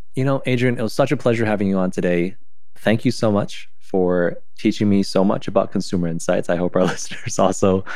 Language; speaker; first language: English; non-native, fluent; Chinese